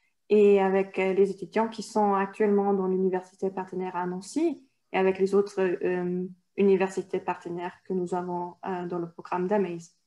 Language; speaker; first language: French; non-native, fluent; German